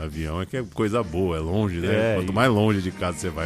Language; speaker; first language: Portuguese; native; Portuguese